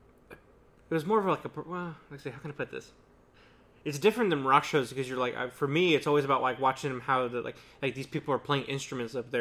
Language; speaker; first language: English; early bilingual, other home language; Spanish